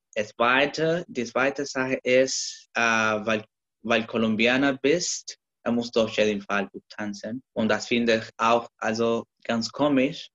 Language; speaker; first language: German; non-native, learner; Spanish